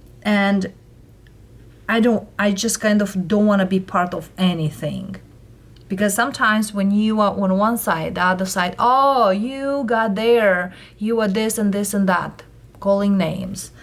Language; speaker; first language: English; non-native, fluent; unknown